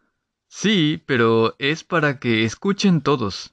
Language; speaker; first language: Spanish; non-native, fluent; Japanese